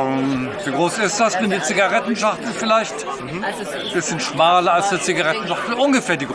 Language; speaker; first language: German; native; German